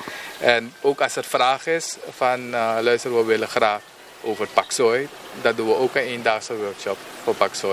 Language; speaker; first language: Dutch; non-native, local second language; Papiamento